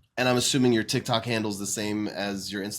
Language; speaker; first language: English; native; English